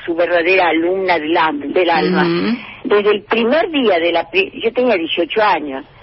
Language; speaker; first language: Spanish; native; Spanish